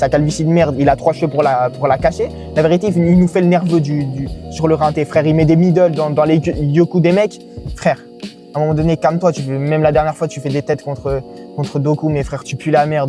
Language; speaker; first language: French; native; French